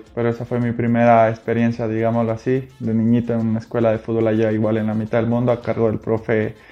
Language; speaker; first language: Spanish; native; Spanish